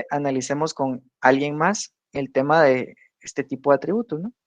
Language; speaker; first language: Spanish; native; Spanish